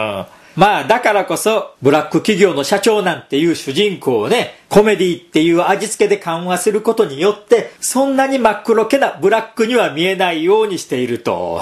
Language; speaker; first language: Japanese; native; Japanese